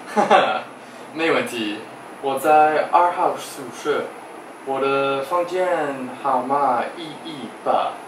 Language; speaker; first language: Chinese; non-native, learner; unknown